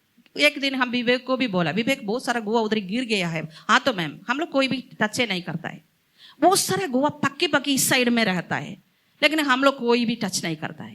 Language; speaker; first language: Hindi; non-native, local second language; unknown